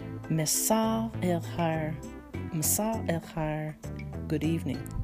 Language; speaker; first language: English; native; English